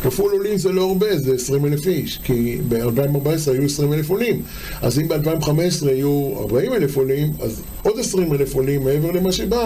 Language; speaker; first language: Hebrew; native; Hebrew